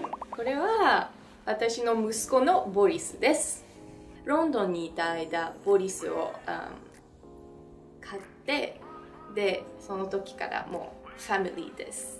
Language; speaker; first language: Japanese; early bilingual, other home language; French